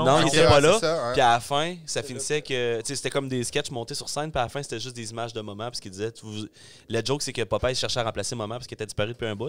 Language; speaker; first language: French; native; French